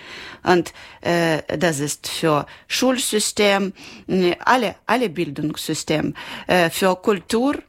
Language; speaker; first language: German; non-native, learner; Ukrainian